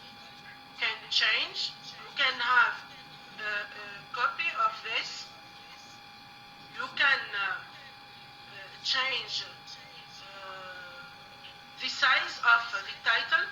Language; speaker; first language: English; non-native, learner; Arabic